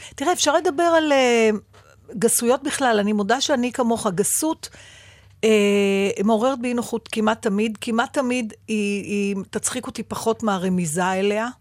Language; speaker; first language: Hebrew; native; Hebrew